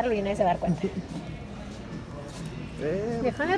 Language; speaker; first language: Spanish; native; Spanish